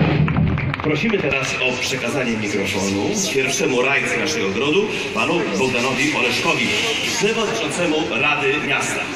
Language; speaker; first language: Polish; native; Polish